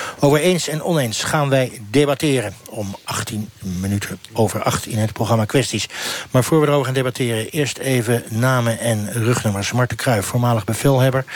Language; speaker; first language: Dutch; native; Dutch